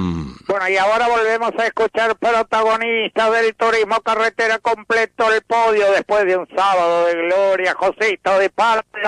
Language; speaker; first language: Spanish; native; Spanish